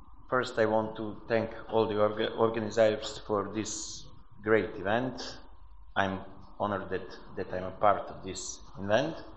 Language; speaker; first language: English; non-native, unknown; Serbian